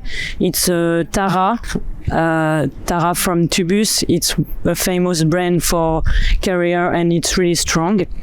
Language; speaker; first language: English; non-native, fluent; French